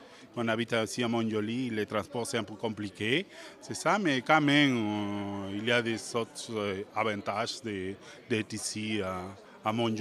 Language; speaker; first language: French; non-native, fluent; Spanish